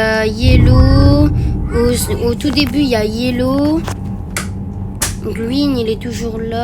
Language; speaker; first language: French; native; French